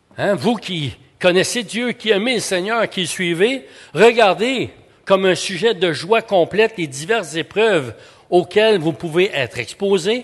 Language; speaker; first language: French; native; French